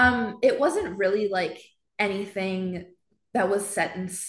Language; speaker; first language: English; native; English